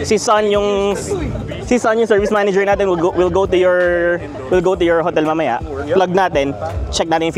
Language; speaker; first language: Filipino; native; Filipino